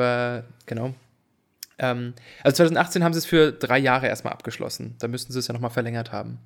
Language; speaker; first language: German; native; German